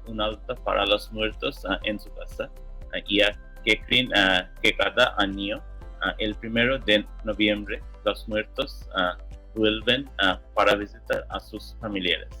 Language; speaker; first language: Spanish; non-native, learner; English